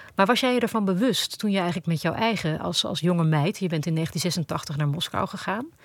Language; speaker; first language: Dutch; native; Dutch